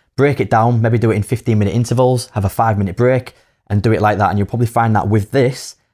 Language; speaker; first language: English; native; English